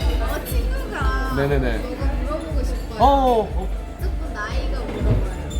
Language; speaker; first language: Korean; non-native, learner; Turkish